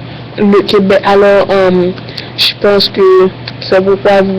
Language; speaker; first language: French; non-native, learner; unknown